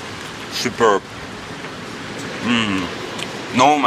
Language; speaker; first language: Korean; non-native, learner; French